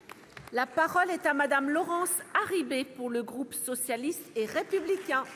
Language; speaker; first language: French; native; French